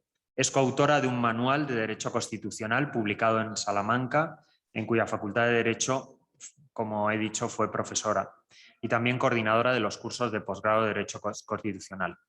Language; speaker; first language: Spanish; native; Spanish